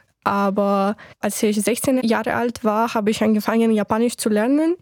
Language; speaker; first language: German; non-native, fluent; Ukrainian